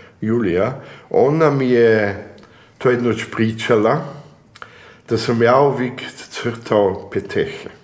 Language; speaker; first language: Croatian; early bilingual, heritage; Croatian